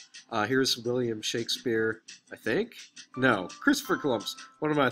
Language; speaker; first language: English; native; English